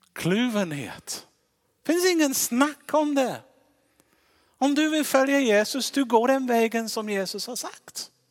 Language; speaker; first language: Swedish; non-native, fluent; English